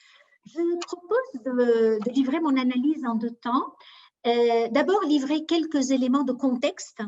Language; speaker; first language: French; native; French